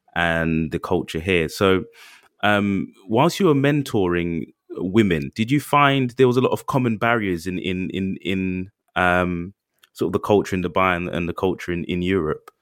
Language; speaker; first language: English; native; English